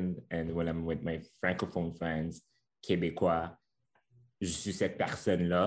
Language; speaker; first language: English; non-native, fluent; French